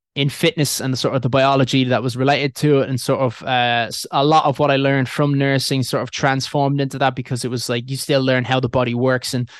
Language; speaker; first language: English; native; English